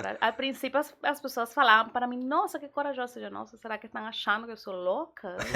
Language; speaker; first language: Portuguese; non-native, fluent; Spanish